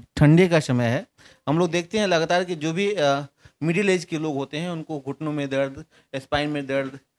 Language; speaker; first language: Hindi; native; Hindi